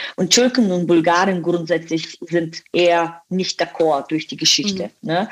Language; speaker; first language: German; non-native, fluent; Bulgarian